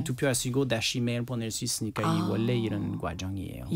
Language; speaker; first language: Korean; non-native, learner; French